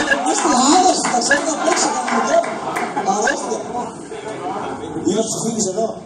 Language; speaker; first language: Greek; native; Greek